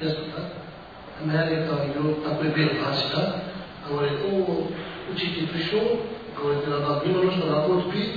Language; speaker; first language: Russian; non-native, learner; Tibetan